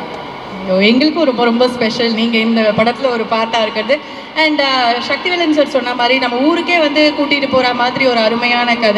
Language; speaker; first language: Tamil; native; Tamil